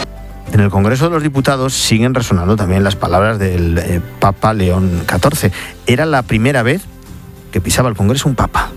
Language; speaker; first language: Spanish; native; Spanish